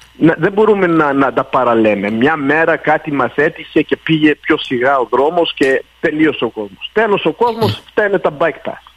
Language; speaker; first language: Greek; early bilingual, heritage; Greek